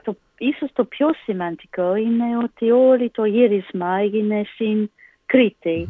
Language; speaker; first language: Greek; non-native, learner; English